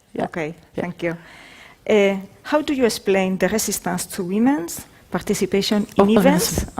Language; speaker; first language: English; non-native, learner; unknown